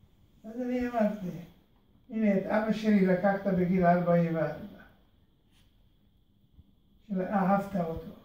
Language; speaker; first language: Hebrew; early bilingual, other home language; Hungarian